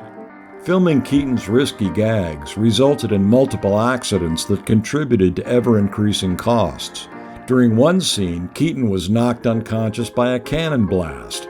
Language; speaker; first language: English; native; English